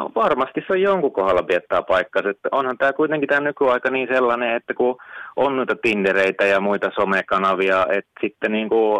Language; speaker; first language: Finnish; native; Finnish